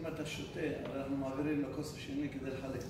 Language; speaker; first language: Hebrew; native; Hebrew